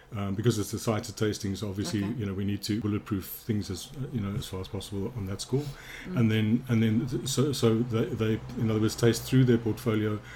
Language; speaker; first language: English; native; English